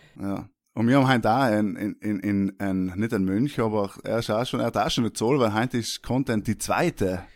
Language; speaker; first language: German; native; German